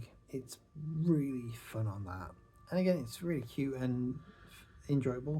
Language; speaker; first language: English; native; English